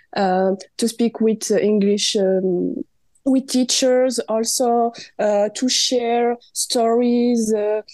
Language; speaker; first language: English; non-native, learner; French